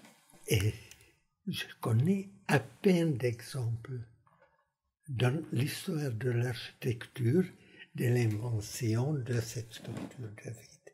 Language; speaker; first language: French; non-native, fluent; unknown